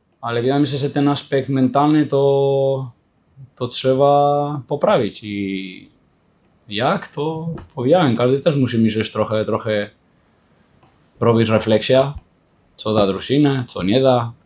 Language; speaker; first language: Polish; non-native, fluent; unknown